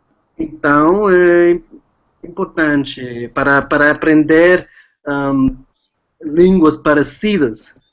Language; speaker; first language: Portuguese; non-native, fluent; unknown